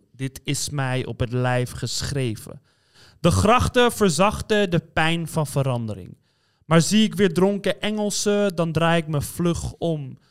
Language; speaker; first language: Dutch; native; Dutch